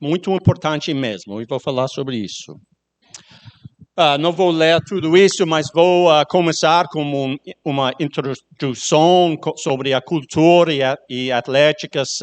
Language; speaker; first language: Portuguese; non-native, learner; English